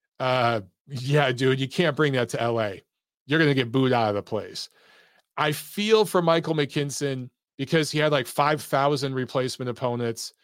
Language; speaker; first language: English; native; English